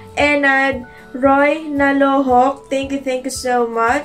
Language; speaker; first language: English; non-native, local second language; Filipino